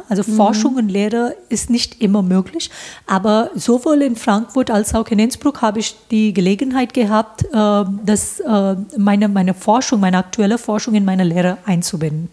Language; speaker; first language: German; non-native, fluent; Hindi